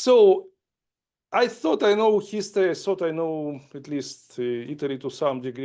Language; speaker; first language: English; non-native, fluent; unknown